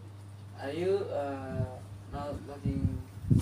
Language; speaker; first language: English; non-native, learner; Indonesian